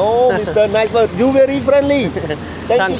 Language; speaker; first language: English; non-native, learner; Khmer